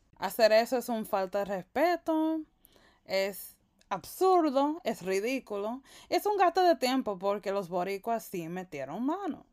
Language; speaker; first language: Spanish; early bilingual, heritage; Spanish